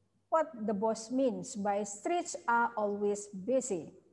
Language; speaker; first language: English; non-native, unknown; Javanese